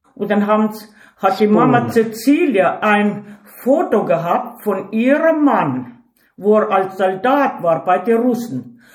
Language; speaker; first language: German; early bilingual, heritage; Ukrainian